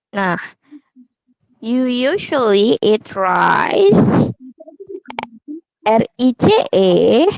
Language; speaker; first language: English; non-native, fluent; Indonesian